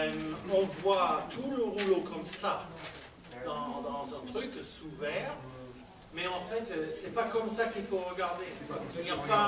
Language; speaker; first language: French; non-native, fluent; English